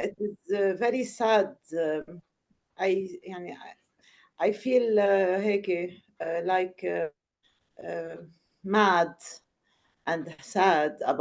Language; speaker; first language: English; non-native, learner; Arabic